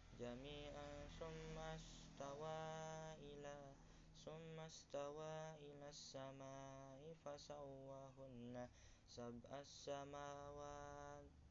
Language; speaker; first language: Arabic; non-native, learner; Indonesian